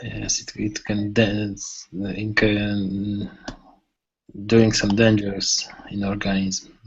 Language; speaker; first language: English; non-native, learner; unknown